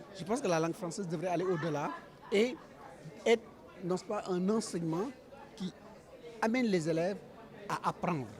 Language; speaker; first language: French; non-native, local second language; Wolof